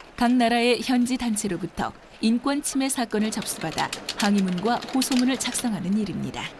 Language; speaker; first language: Korean; native; Korean